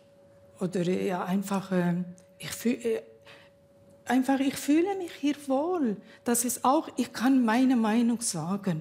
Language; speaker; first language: German; non-native, learner; Kurdish